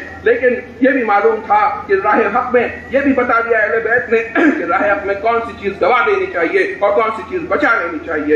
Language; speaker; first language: Urdu; native; Urdu